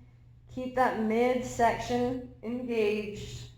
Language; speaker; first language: English; native; English